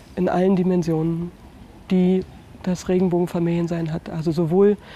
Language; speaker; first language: German; native; German